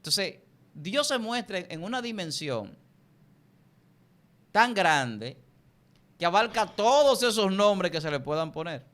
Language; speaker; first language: Spanish; native; Spanish